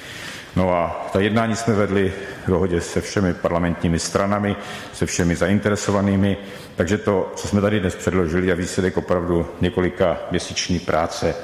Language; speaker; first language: Czech; native; Czech